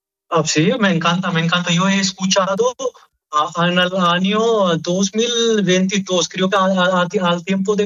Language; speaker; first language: Spanish; non-native, learner; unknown